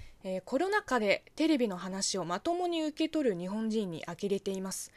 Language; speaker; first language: Japanese; non-native, fluent; Chinese